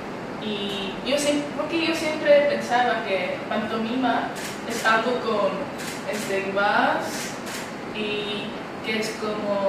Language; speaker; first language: Spanish; non-native, learner; Czech